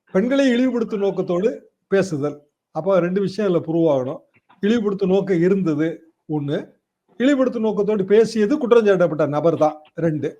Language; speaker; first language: Tamil; native; Tamil